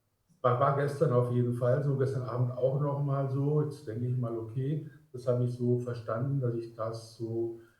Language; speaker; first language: German; native; German